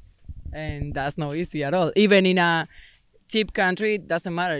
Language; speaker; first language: English; non-native, fluent; Spanish